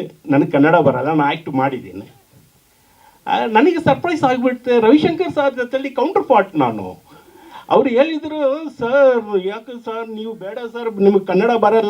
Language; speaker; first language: Kannada; non-native, fluent; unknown